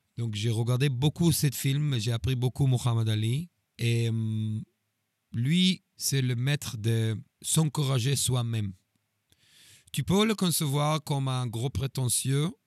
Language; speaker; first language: French; non-native, fluent; Hebrew